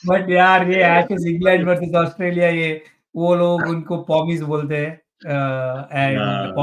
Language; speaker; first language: English; non-native, local second language; Hindi